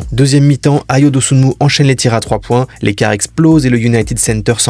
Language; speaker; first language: French; native; French